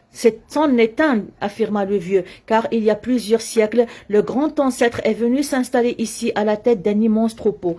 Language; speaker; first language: French; non-native, local second language; Arabic